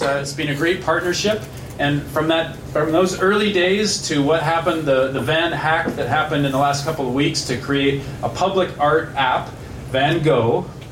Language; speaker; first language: English; native; English